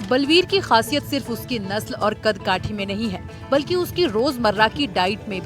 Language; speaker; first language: Hindi; native; Hindi